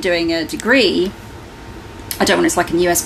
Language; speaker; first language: English; native; English